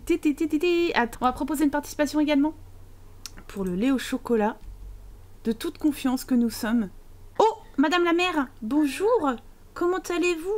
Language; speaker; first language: French; native; French